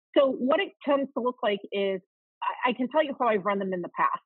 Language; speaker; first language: English; native; English